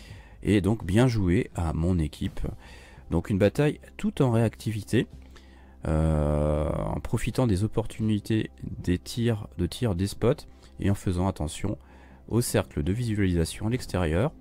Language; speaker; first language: French; native; French